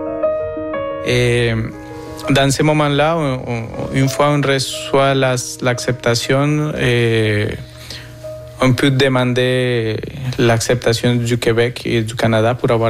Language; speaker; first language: French; non-native, fluent; Spanish